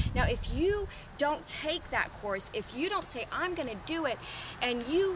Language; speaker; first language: English; native; English